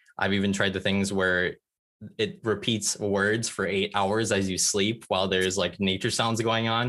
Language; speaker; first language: English; native; English